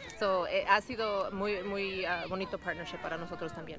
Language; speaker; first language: Spanish; early bilingual, heritage; Spanish